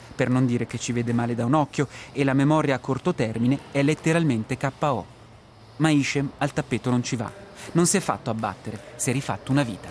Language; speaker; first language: Italian; native; Italian